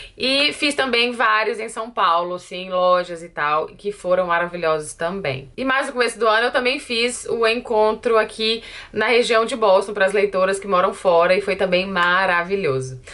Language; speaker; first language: Portuguese; native; Portuguese